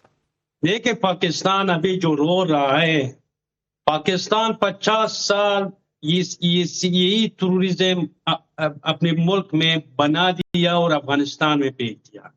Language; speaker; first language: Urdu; non-native, learner; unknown